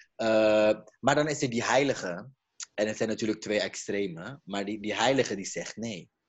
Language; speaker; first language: Dutch; early bilingual, other home language; Caribbean Hindustani